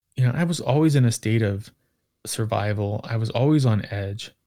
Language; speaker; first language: English; native; English